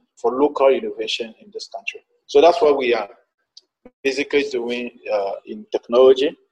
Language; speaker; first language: English; non-native, fluent; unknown